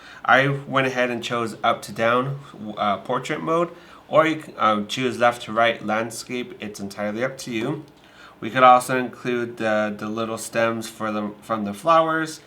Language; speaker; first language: English; native; English